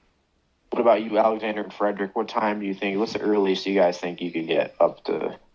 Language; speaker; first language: English; native; English